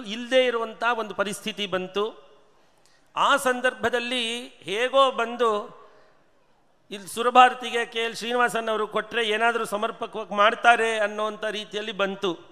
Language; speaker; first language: Kannada; non-native, local second language; Telugu